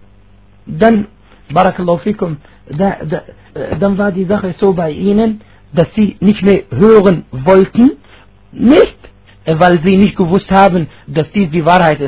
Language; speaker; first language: German; non-native, fluent; Arabic